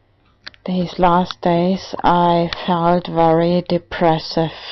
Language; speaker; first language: English; non-native, learner; German